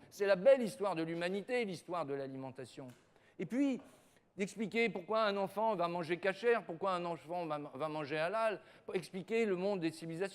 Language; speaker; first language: French; native; French